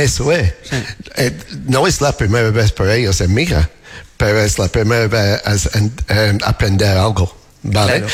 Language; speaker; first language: Spanish; non-native, fluent; English